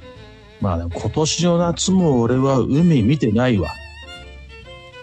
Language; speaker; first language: Japanese; native; Japanese